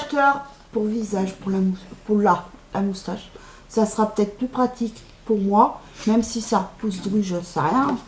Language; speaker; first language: French; native; French